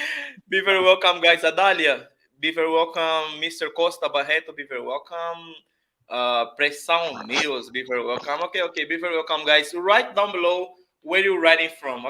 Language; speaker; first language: English; non-native, fluent; Portuguese